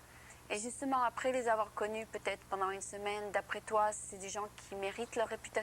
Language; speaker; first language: French; native; French